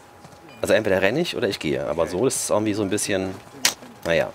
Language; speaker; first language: German; native; German